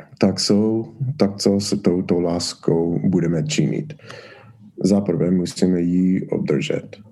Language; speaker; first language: Czech; non-native, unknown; English